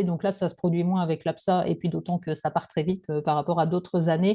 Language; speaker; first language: French; native; French